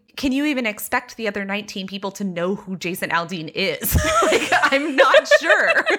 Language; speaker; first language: English; native; English